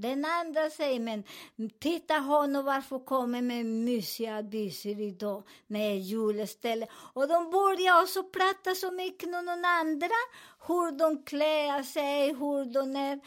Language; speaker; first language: Swedish; non-native, fluent; Spanish